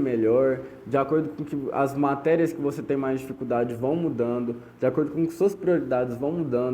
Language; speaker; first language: Portuguese; native; Portuguese